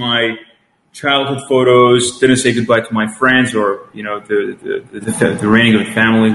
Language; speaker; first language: English; non-native, fluent; Arabic